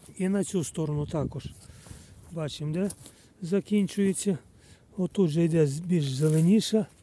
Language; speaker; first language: Ukrainian; native; Ukrainian